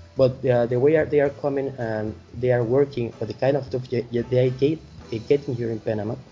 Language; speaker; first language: English; non-native, fluent; Spanish